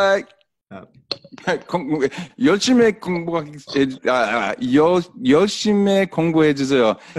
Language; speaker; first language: Korean; non-native, learner; English